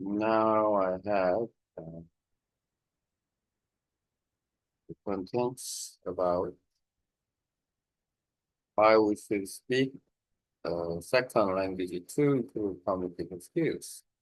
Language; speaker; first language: English; non-native, learner; Korean